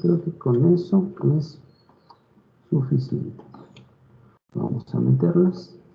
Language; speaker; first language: Spanish; native; Spanish